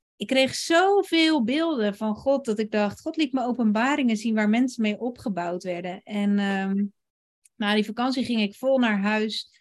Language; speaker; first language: Dutch; native; Dutch